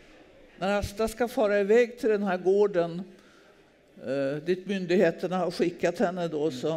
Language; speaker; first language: Swedish; native; Swedish